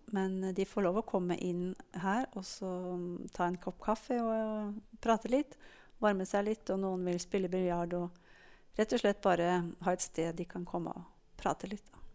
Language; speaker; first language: Norwegian; native; Norwegian